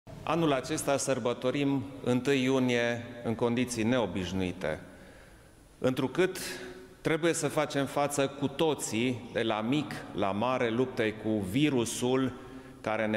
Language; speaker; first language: Romanian; non-native, local second language; German